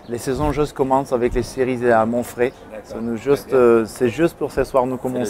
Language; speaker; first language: French; non-native, learner; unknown